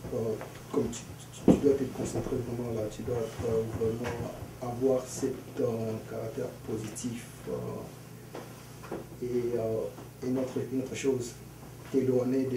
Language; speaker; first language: French; early bilingual, other home language; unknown